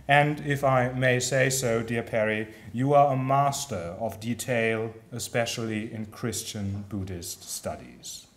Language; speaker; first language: English; non-native, fluent; German